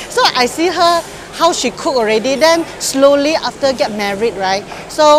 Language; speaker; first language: English; non-native, local second language; Min Nan Chinese